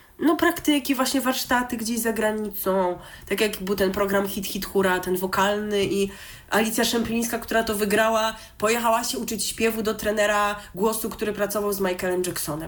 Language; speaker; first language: Polish; native; Polish